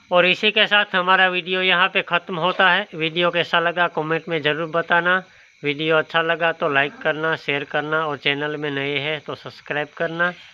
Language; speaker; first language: Hindi; non-native, local second language; Gujarati